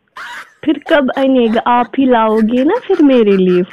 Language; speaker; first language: Hindi; non-native, local second language; Kashmiri